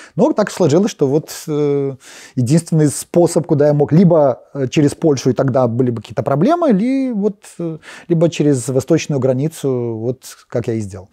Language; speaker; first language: Russian; non-native, local second language; Polish